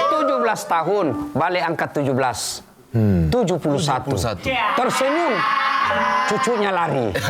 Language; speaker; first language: Indonesian; native; Indonesian